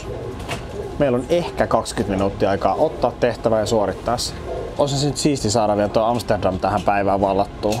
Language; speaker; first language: Finnish; native; Finnish